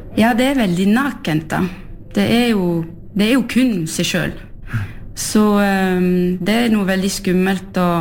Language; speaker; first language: Norwegian; non-native, fluent; French